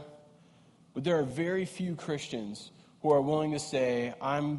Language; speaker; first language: English; native; English